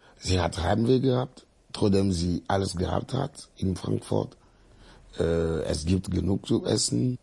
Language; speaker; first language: German; non-native, fluent; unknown